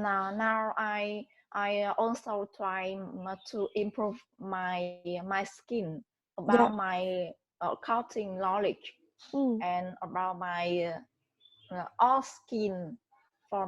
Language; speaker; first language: English; non-native, learner; Vietnamese